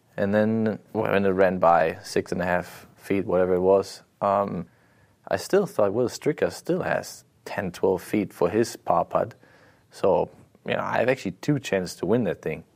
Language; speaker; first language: English; non-native, fluent; German